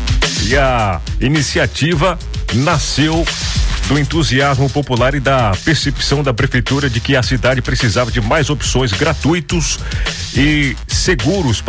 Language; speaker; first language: Portuguese; native; Portuguese